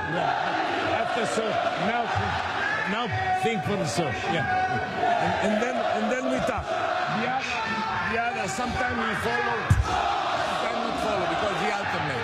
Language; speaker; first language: English; non-native, learner; Italian